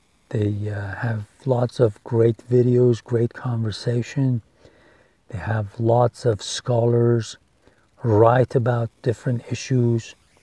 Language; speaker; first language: English; non-native, fluent; Persian